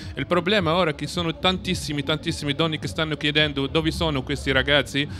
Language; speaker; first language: Italian; non-native, fluent; Arabic